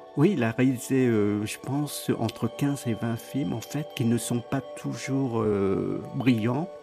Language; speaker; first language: French; early bilingual, other home language; Khmer